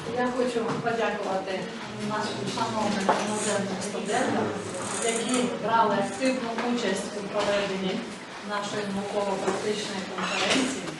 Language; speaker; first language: Ukrainian; native; Ukrainian